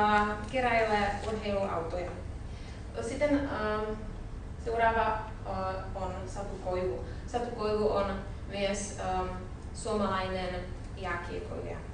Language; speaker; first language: Finnish; non-native, learner; Czech